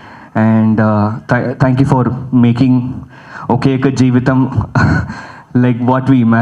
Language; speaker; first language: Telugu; early bilingual, heritage; Telugu